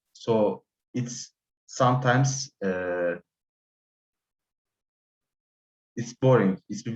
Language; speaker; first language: English; non-native, learner; Turkish